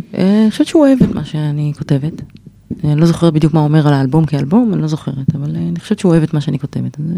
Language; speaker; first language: Hebrew; native; Hebrew